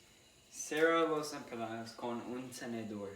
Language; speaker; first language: Spanish; non-native, learner; English